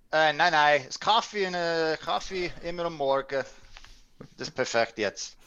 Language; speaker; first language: German; early bilingual, heritage; English